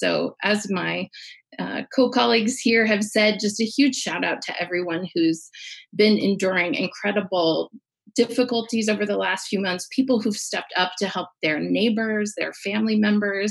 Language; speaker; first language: English; native; English